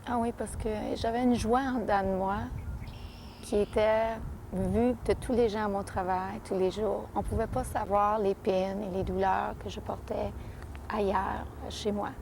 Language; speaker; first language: French; non-native, local second language; English